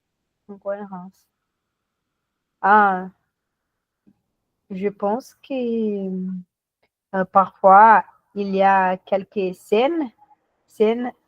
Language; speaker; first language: French; non-native, learner; Portuguese